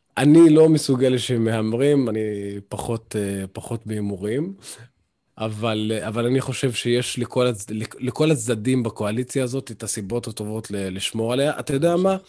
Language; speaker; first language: Hebrew; non-native, local second language; Arabic